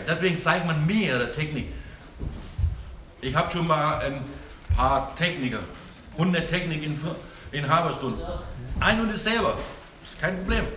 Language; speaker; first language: German; non-native, learner; Thai